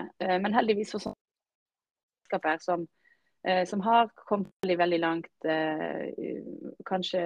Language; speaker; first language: Norwegian; native; Norwegian